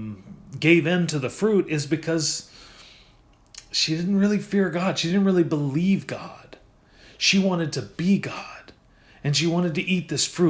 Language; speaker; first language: English; native; English